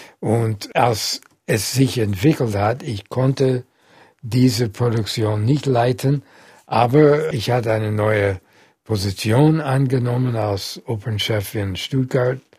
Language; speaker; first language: German; non-native, fluent; English